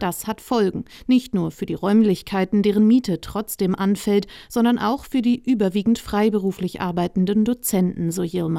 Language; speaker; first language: German; native; German